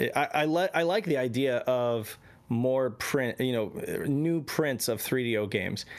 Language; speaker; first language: English; native; English